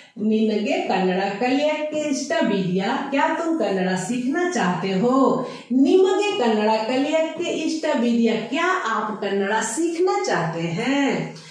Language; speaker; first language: Hindi; native; Hindi